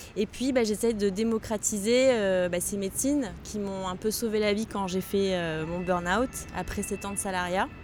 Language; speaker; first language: French; non-native, local second language; Arabic